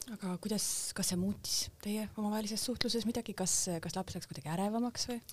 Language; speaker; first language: Estonian; native; Estonian